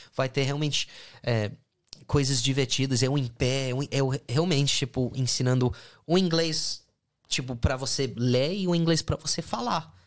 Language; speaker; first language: Portuguese; non-native, fluent; English